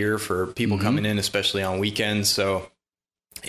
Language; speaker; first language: English; native; English